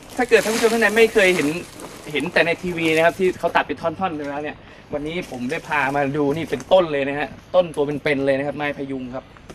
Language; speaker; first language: Thai; non-native, local second language; Lao